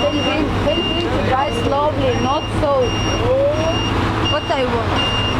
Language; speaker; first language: English; non-native, learner; Persian